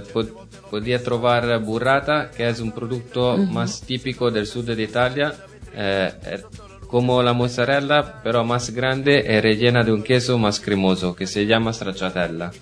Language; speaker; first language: Spanish; non-native, learner; Italian